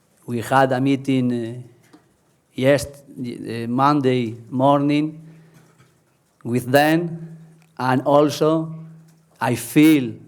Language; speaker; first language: English; non-native, learner; Spanish